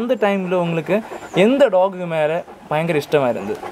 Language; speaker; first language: Tamil; native; Tamil